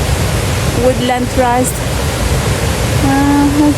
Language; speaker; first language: English; non-native, learner; Filipino